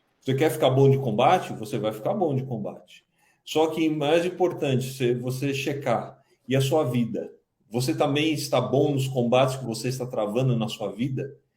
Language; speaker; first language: Portuguese; early bilingual, other home language; Kabuverdianu